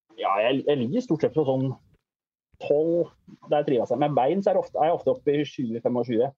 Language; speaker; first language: Norwegian; native; Norwegian